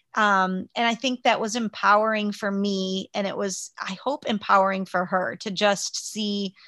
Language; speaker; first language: English; native; English